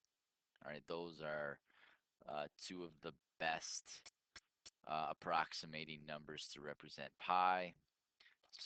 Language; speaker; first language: English; native; English